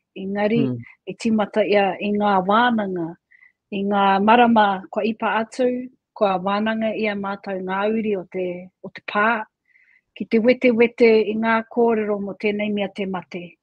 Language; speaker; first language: Māori; native; Māori